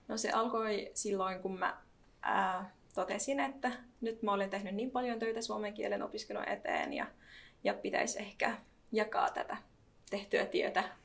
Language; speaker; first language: Finnish; non-native, fluent; Arabic